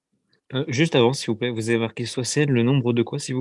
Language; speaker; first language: French; native; French